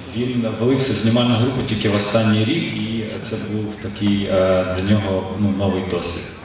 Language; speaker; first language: Ukrainian; native; Ukrainian